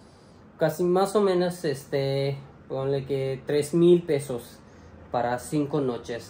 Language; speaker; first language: Spanish; non-native, learner; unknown